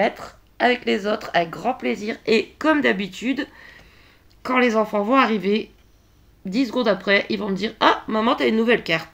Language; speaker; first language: French; native; French